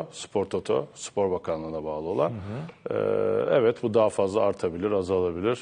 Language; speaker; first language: Turkish; native; Turkish